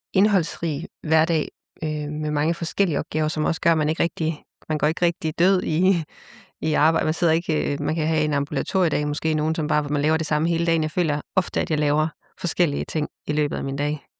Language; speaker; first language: Danish; native; Danish